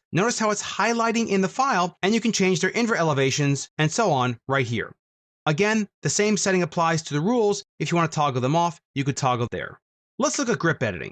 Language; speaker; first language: English; native; English